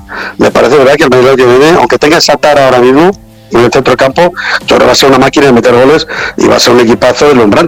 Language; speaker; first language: Spanish; native; Spanish